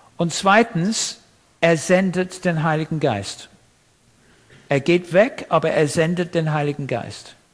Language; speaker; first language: German; non-native, fluent; English